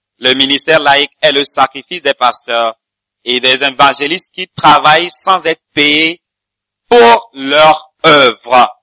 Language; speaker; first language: French; non-native, fluent; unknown